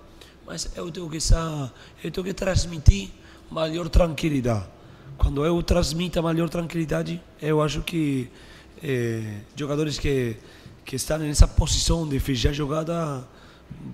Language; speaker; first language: Portuguese; non-native, learner; Spanish